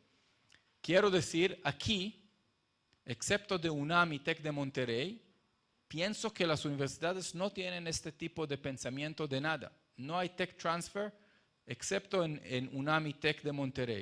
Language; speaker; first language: Spanish; non-native, fluent; Hebrew